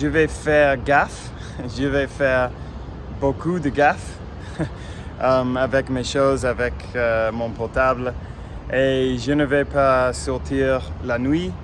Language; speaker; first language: French; non-native, fluent; English